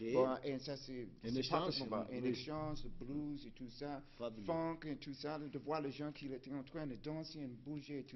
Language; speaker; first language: French; non-native, fluent; English